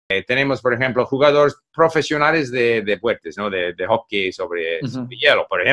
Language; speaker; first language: Spanish; non-native, fluent; English